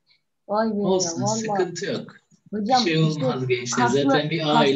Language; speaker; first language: Turkish; native; Turkish